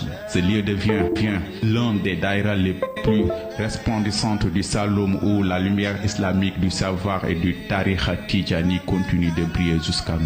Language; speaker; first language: French; non-native, local second language; Wolof